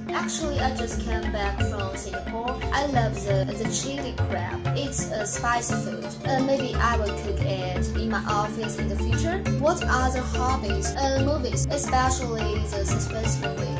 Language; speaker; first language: English; non-native, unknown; Chinese